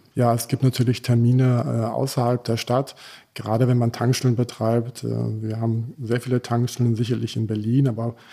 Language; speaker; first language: German; early bilingual, heritage; German